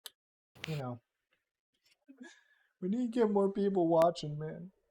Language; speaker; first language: English; native; English